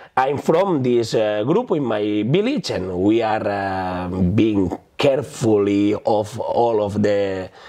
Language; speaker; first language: English; non-native, fluent; Spanish